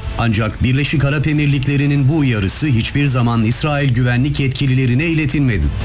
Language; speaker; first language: Turkish; native; Turkish